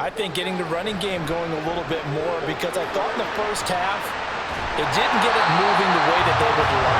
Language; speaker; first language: English; native; English